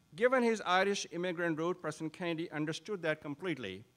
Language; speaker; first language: English; non-native, local second language; Urdu